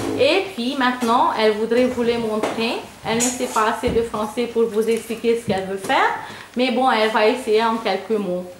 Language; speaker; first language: French; non-native, fluent; Romanian